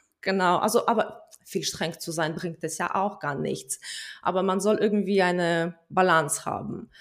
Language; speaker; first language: German; non-native, fluent; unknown